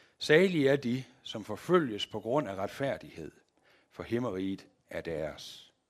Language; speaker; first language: Danish; native; Danish